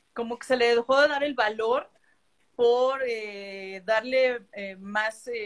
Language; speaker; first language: Spanish; native; Spanish